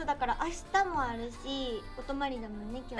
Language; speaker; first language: Japanese; native; Japanese